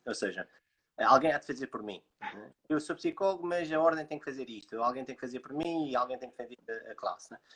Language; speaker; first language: Portuguese; native; Portuguese